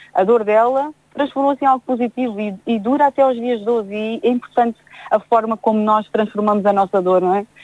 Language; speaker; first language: Portuguese; native; Portuguese